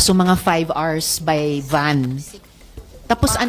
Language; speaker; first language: Filipino; native; Filipino